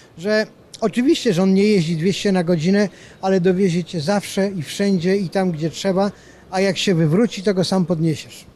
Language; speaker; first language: Polish; native; Polish